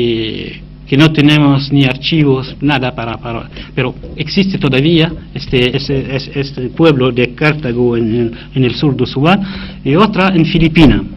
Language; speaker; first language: Spanish; non-native, fluent; Arabic